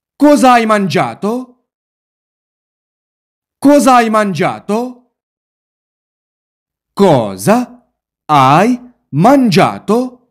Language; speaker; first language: Italian; non-native, fluent; Arabic